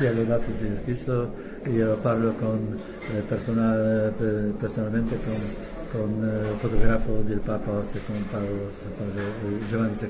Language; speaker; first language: Italian; non-native, learner; Polish